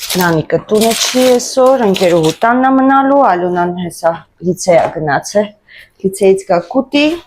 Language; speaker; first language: Armenian; native; Armenian